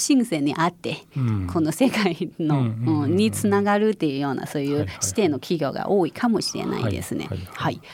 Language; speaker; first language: Japanese; non-native, fluent; Chinese